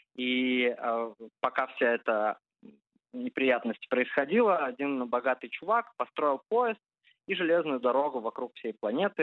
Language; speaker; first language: Russian; early bilingual, heritage; Russian